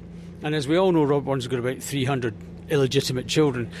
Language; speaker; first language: English; native; English